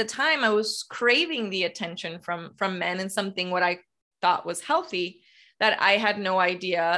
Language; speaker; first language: English; native; English